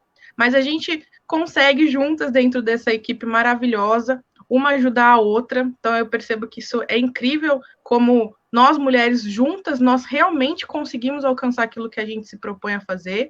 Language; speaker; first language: Portuguese; native; Portuguese